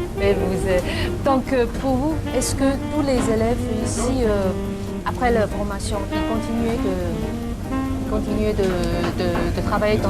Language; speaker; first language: French; non-native, fluent; Chinese